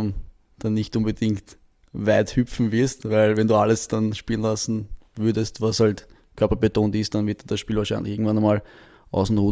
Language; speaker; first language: German; native; German